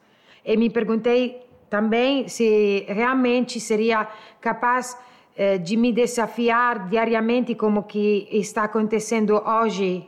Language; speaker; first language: Portuguese; non-native, learner; Italian